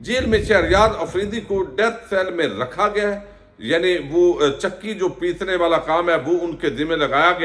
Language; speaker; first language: Urdu; native; Urdu